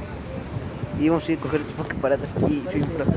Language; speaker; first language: Spanish; native; Spanish